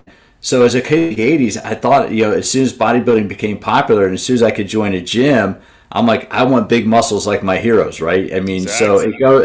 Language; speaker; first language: English; native; English